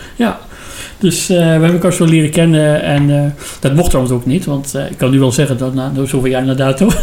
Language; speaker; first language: Dutch; non-native, fluent; Persian